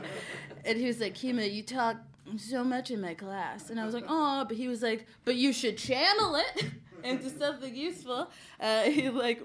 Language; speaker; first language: English; native; English